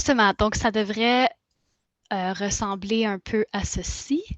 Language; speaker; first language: French; native; French